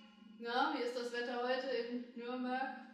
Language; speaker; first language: German; native; German